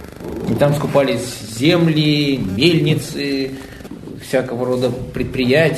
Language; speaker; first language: Russian; native; Russian